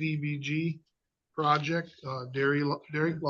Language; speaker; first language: English; native; English